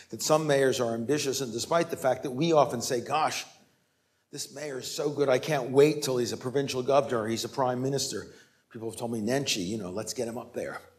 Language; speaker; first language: English; native; English